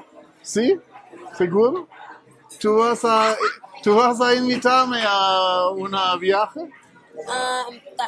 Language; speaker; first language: Spanish; non-native, learner; German